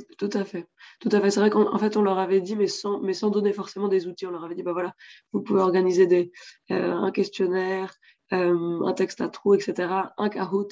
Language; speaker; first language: French; native; French